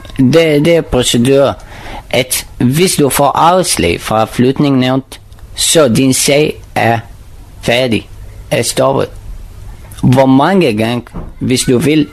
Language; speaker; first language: Danish; non-native, learner; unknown